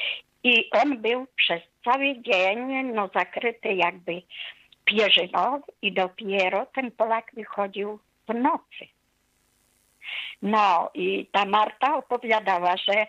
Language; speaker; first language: Polish; non-native, fluent; Hungarian